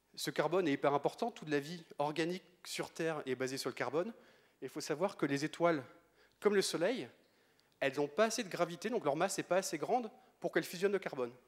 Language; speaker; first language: French; native; French